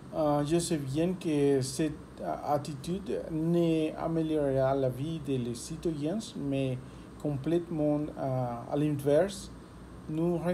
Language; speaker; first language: French; non-native, learner; Spanish